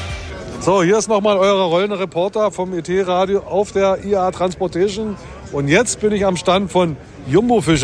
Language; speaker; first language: German; native; German